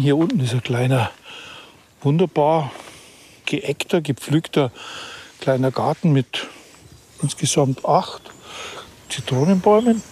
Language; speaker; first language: German; native; German